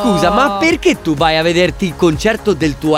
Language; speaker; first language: Italian; native; Italian